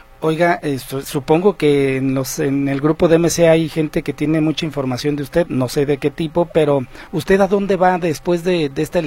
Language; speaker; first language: Spanish; native; Spanish